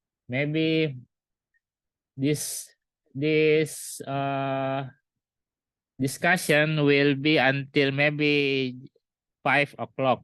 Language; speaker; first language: English; non-native, learner; Indonesian